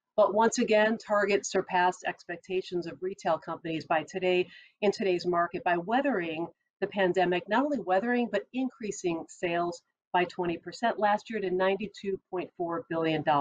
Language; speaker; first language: English; native; English